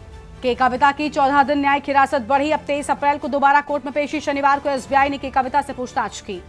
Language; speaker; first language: Hindi; native; Hindi